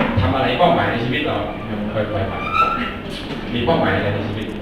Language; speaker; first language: Thai; native; Thai